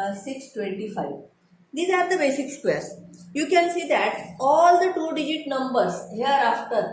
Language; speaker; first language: English; non-native, local second language; Marathi